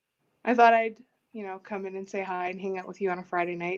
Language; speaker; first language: English; native; English